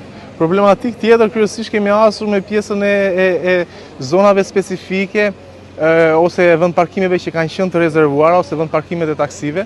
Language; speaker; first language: Albanian; native; Albanian